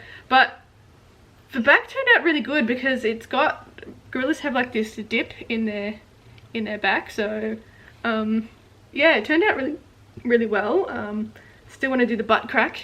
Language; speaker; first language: English; native; English